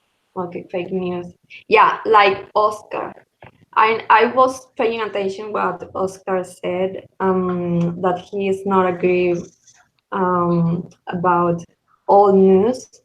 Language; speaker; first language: English; non-native, learner; Spanish